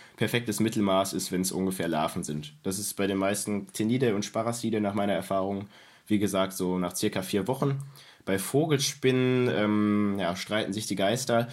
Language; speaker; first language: German; native; German